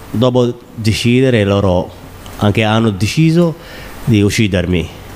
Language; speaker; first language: Italian; non-native, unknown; Somali